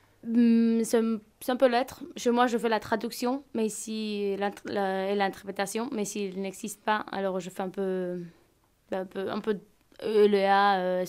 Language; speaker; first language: French; non-native, fluent; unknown